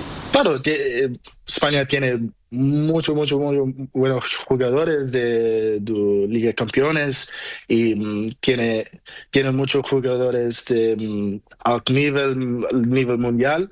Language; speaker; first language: Spanish; non-native, learner; Portuguese